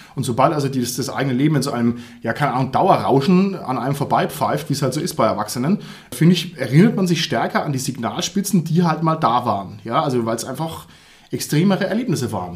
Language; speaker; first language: German; native; German